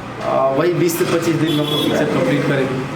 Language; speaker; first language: Hindi; native; Hindi